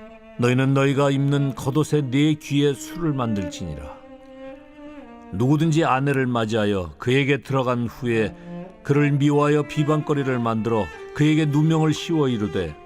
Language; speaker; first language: Korean; native; Korean